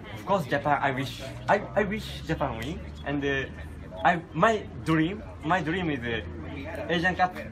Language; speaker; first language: English; non-native, learner; Japanese